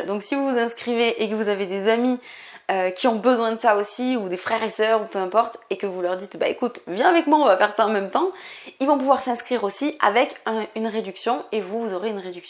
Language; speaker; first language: French; native; French